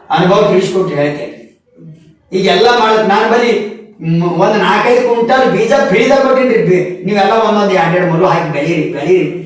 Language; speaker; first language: Kannada; native; Kannada